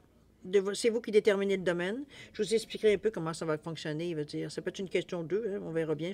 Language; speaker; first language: French; native; French